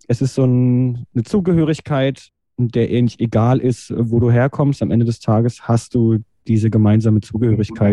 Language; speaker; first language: German; native; German